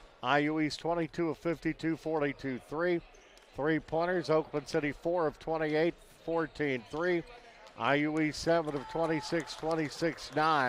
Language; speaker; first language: English; native; English